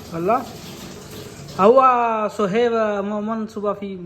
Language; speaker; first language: Arabic; non-native, learner; Urdu